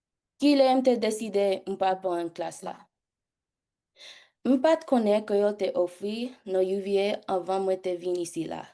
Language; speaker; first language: Haitian Creole; early bilingual, heritage; English